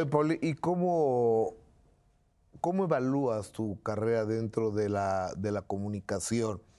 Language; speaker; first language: Spanish; native; Spanish